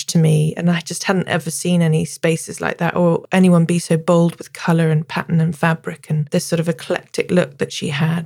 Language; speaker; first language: English; native; English